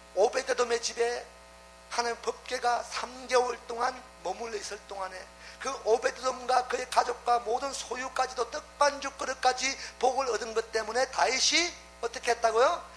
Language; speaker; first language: Korean; native; Korean